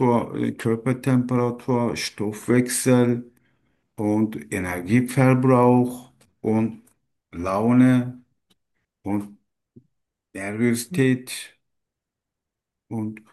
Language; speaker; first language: German; non-native, learner; Turkish